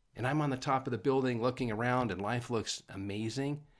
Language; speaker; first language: English; native; English